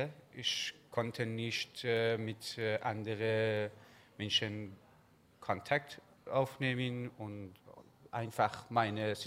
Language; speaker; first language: German; non-native, learner; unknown